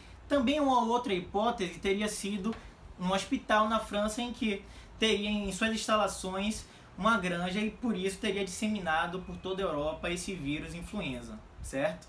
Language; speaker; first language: Portuguese; native; Portuguese